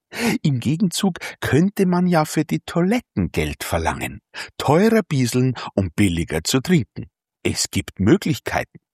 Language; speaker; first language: German; native; German